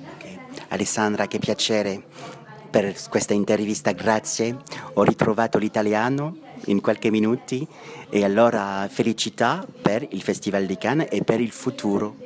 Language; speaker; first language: Italian; non-native, learner; French